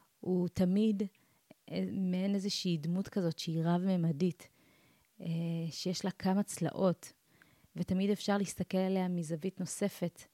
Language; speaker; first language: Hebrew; early bilingual, other home language; Amharic